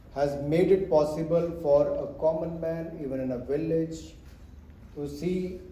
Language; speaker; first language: English; non-native, local second language; Hindi